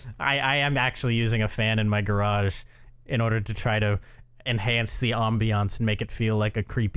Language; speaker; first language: English; native; English